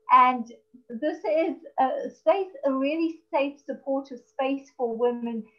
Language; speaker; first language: English; native; English